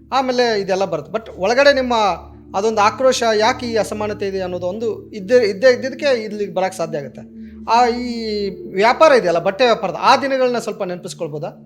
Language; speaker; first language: Kannada; native; Kannada